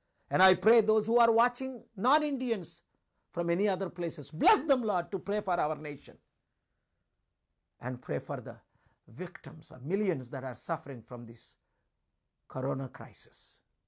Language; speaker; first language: English; non-native, local second language; Telugu